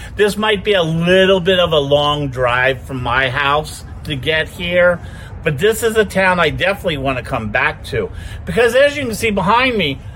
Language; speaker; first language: English; native; English